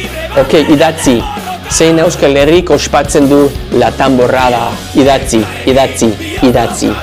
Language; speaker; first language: Basque; non-native, learner; English